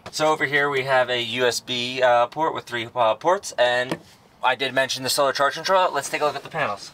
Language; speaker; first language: English; native; English